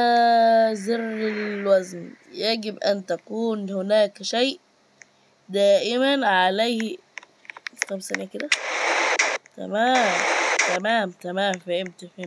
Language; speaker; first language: Arabic; native; Arabic